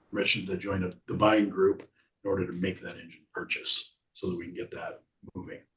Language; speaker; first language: English; native; English